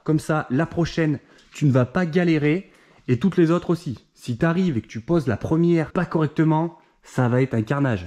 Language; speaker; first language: French; native; French